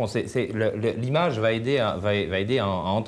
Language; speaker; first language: French; native; French